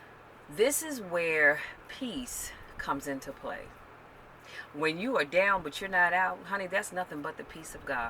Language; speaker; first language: English; native; English